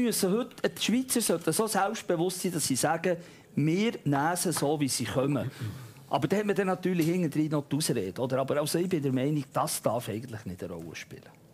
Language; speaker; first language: German; native; German